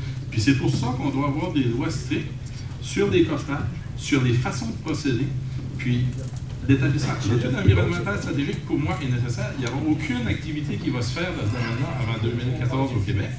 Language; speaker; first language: French; native; French